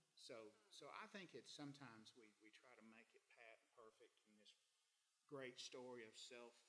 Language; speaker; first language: English; native; English